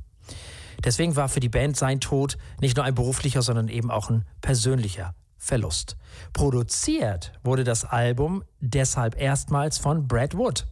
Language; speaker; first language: German; native; German